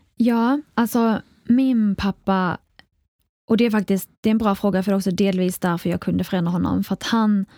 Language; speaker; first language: Swedish; early bilingual, other home language; Arabic